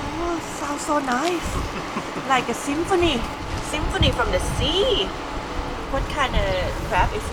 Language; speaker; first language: English; non-native, fluent; Thai